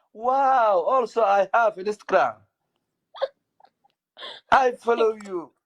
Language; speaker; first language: English; non-native, learner; Somali